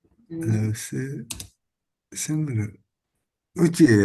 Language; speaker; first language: Chinese; non-native, learner; Indonesian